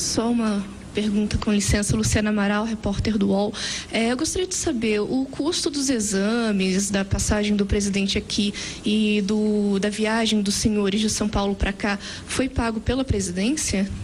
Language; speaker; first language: Portuguese; native; Portuguese